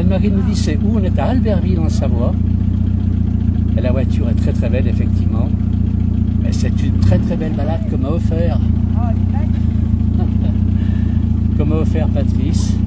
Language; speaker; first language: French; native; French